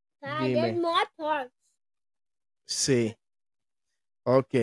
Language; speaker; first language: Spanish; native; Spanish